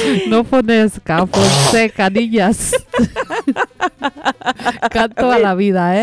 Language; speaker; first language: Spanish; native; Spanish